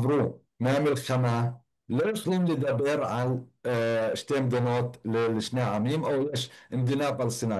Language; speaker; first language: Hebrew; non-native, local second language; Arabic